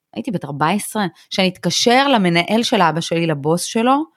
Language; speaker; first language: Hebrew; early bilingual, other home language; Russian